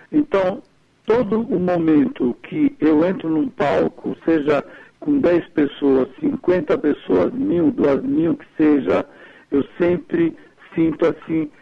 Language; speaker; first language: Portuguese; early bilingual, other home language; Italian